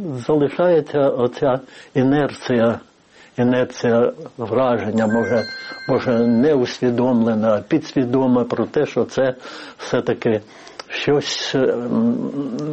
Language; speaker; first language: Ukrainian; native; Ukrainian